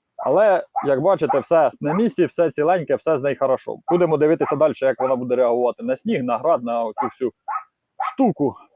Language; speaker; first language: Ukrainian; native; Ukrainian